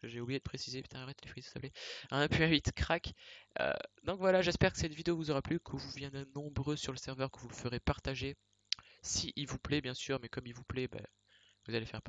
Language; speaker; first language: French; native; French